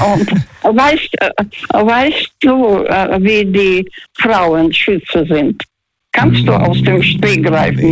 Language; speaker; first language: German; non-native, fluent; Russian